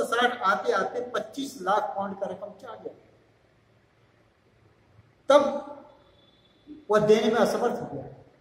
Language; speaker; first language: Hindi; native; Hindi